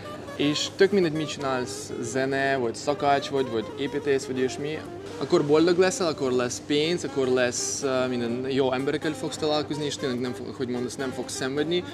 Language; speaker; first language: Hungarian; non-native, fluent; Russian